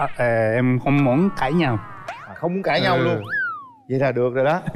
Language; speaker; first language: Vietnamese; non-native, learner; Japanese